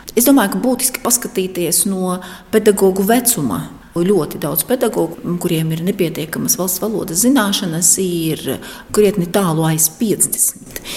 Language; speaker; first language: Latvian; non-native, local second language; Russian